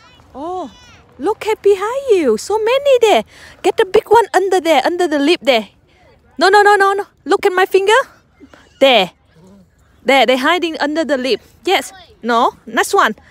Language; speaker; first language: English; non-native, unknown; Vietnamese